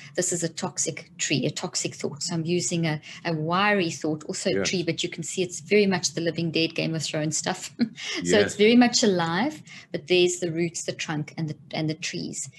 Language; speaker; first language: English; native; English